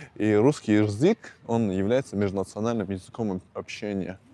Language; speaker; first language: Russian; non-native, local second language; Tajik